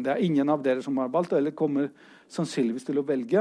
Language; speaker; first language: Norwegian; non-native, fluent; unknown